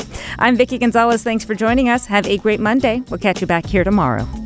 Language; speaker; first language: English; native; English